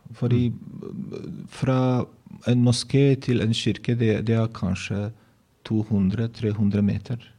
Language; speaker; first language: Norwegian; non-native, fluent; Bosnian